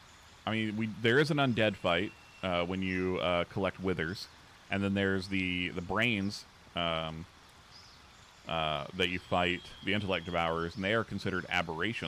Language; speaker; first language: English; native; English